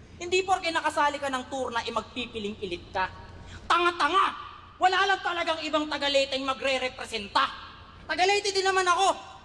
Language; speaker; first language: Filipino; native; Filipino